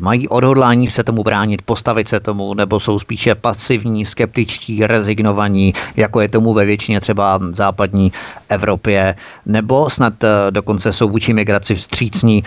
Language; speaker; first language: Czech; native; Czech